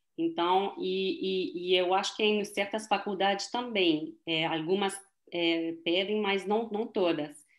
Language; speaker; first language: Portuguese; non-native, fluent; French